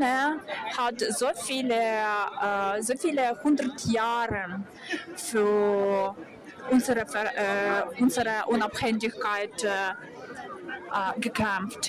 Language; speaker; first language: German; non-native, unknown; Ukrainian